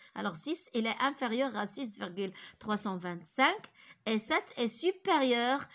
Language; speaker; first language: French; non-native, local second language; Arabic